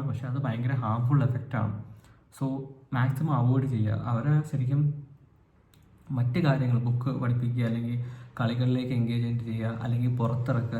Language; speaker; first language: Malayalam; native; Malayalam